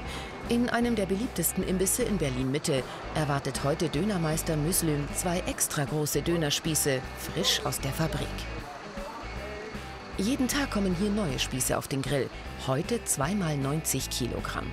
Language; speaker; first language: German; native; German